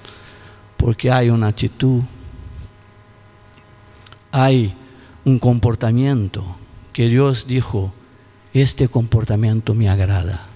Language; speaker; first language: Spanish; non-native, learner; Portuguese